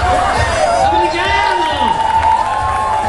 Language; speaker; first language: Portuguese; non-native, learner; Spanish